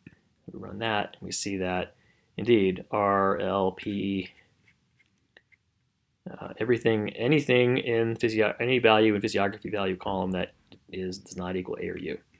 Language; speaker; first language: English; native; English